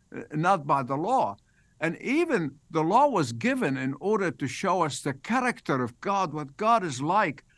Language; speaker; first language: English; non-native, fluent; Arabic